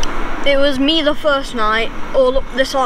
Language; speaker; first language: English; native; English